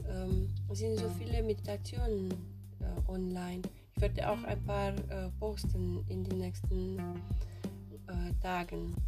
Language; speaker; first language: German; non-native, fluent; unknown